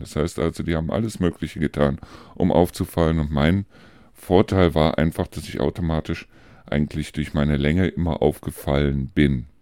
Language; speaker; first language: German; native; German